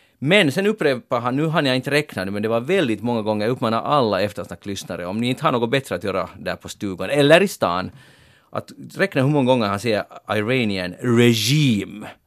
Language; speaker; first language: Swedish; native; Swedish